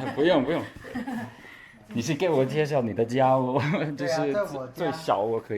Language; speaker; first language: Chinese; non-native, learner; English